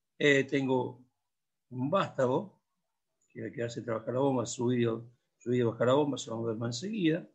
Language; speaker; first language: Spanish; native; Spanish